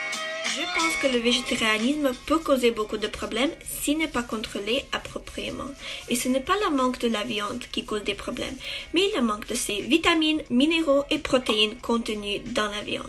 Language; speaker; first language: French; non-native, learner; English